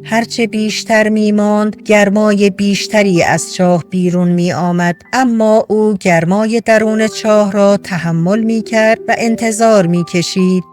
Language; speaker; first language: Persian; native; Persian